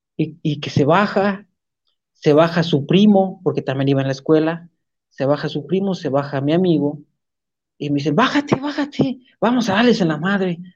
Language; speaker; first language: Spanish; native; Spanish